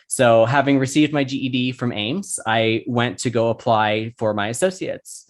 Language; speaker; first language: English; native; English